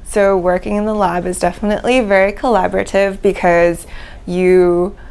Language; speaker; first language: English; native; English